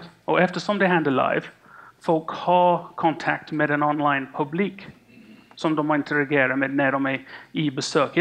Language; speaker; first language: Swedish; non-native, fluent; English